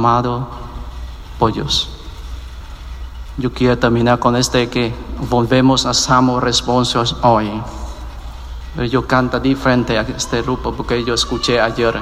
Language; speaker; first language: Spanish; non-native, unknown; Vietnamese